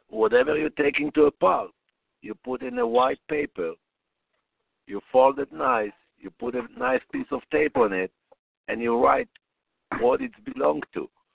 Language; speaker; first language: English; non-native, fluent; Hebrew